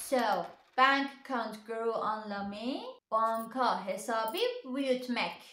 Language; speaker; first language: Turkish; non-native, learner; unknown